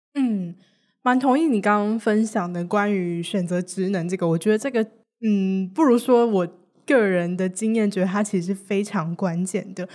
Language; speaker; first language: Chinese; native; Chinese